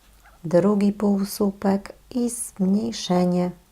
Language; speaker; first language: Polish; native; Polish